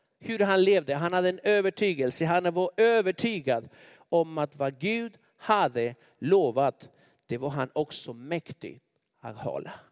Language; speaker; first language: Swedish; non-native, fluent; Spanish